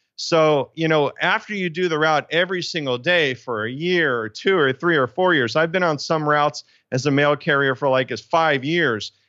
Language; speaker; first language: English; native; English